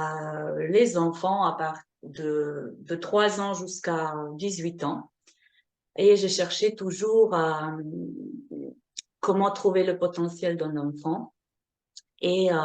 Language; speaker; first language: French; non-native, fluent; Slovenian